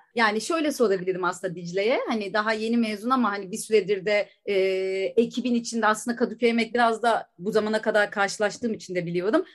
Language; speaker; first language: Turkish; native; Turkish